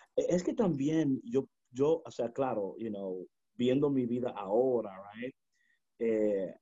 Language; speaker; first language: Spanish; early bilingual, heritage; Spanish